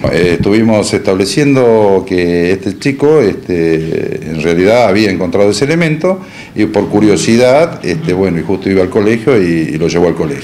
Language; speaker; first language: Spanish; native; Spanish